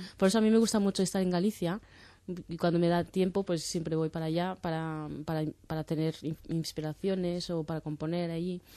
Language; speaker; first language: Spanish; non-native, fluent; Japanese